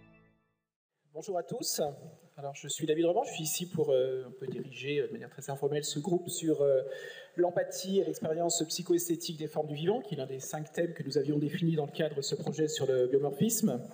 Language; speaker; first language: French; native; French